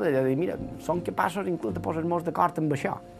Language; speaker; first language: Catalan; native; Catalan